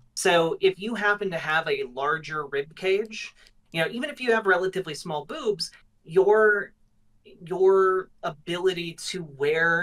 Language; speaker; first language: English; native; English